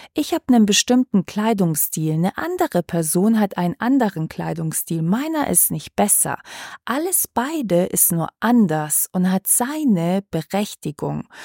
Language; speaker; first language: German; early bilingual, other home language; Croatian